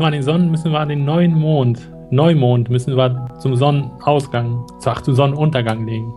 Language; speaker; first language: German; native; German